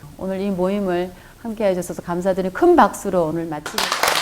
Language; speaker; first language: Korean; native; Korean